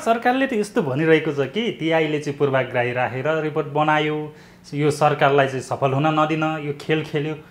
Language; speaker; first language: Nepali; native; Nepali